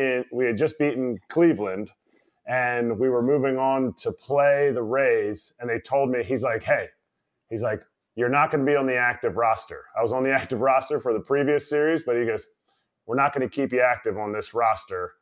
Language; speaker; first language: English; native; English